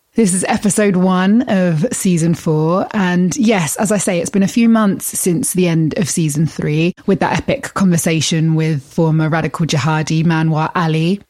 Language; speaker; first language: English; native; English